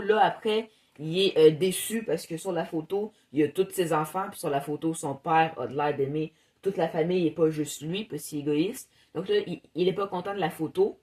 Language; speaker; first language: French; native; French